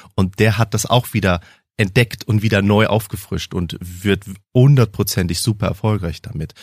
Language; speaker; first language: German; early bilingual, heritage; German